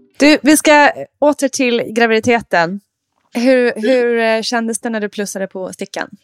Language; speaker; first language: Swedish; native; Swedish